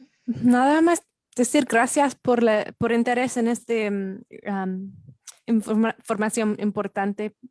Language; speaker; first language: Spanish; non-native, fluent; English